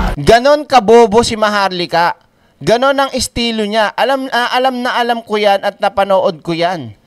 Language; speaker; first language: Filipino; native; Filipino